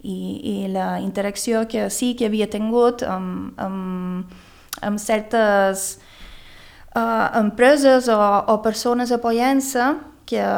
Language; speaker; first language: Catalan; early bilingual, other home language; Swedish